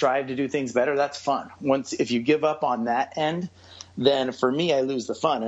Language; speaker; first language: English; native; English